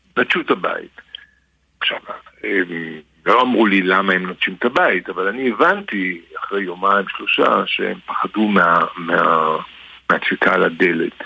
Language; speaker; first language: Hebrew; native; Hebrew